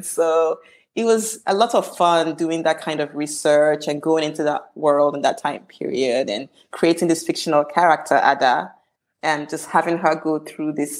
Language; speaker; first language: English; non-native, local second language; Igbo